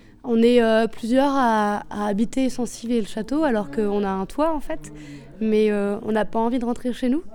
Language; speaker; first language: French; native; French